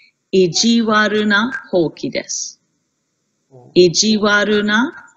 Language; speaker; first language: Japanese; non-native, fluent; English